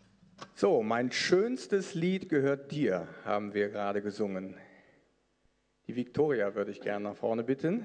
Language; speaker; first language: German; native; German